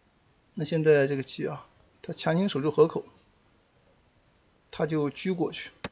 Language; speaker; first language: Chinese; native; Chinese